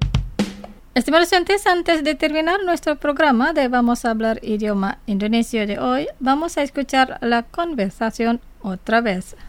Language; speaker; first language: Spanish; non-native, fluent; Indonesian